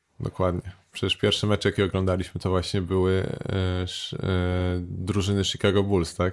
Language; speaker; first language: Polish; native; Polish